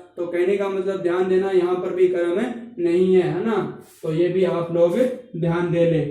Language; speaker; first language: Hindi; native; Hindi